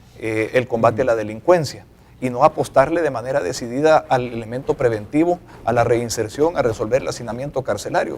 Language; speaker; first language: Spanish; native; Spanish